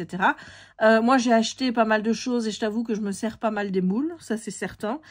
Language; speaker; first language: French; native; French